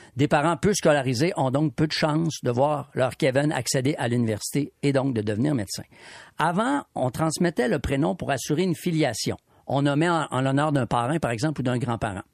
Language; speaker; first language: French; native; French